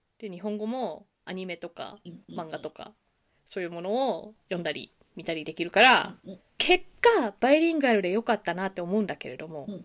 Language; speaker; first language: Japanese; early bilingual, heritage; Japanese